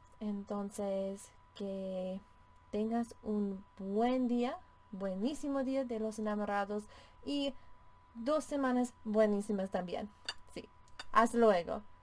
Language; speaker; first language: Spanish; non-native, fluent; English